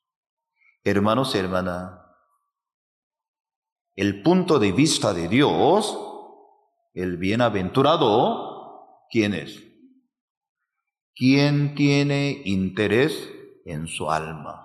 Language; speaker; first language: Spanish; non-native, fluent; Korean